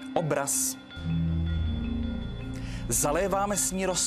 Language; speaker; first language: Czech; native; Czech